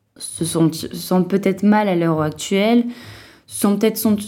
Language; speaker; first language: French; native; French